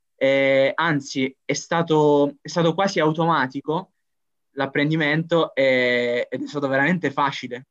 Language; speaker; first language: Italian; native; Italian